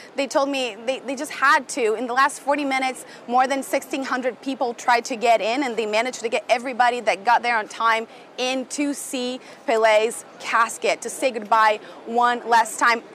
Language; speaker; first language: English; non-native, fluent; Portuguese